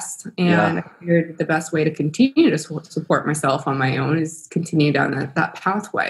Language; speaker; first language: English; native; English